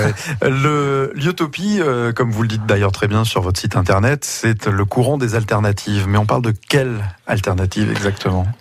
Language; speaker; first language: French; native; French